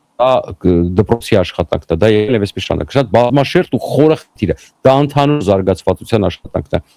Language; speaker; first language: Armenian; native; Armenian